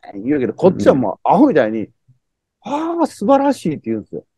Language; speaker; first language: Japanese; native; Japanese